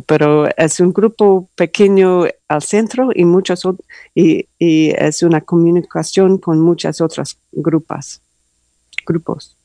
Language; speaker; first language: Spanish; non-native, learner; English